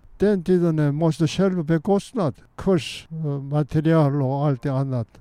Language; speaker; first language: Swedish; non-native, fluent; Korean